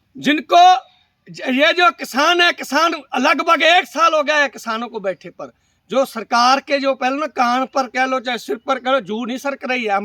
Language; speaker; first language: Hindi; non-native, local second language; Punjabi